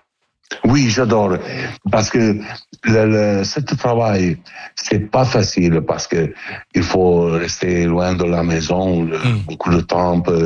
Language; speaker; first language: French; non-native, learner; Italian